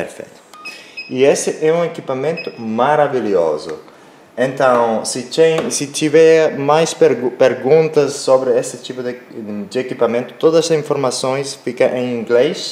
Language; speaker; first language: Portuguese; non-native, learner; Spanish